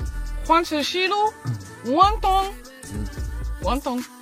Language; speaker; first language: Chinese; non-native, learner; French